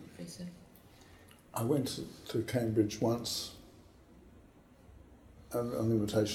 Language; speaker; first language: English; native; English